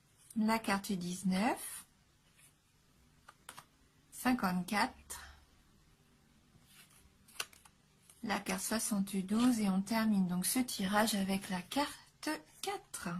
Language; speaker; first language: French; native; French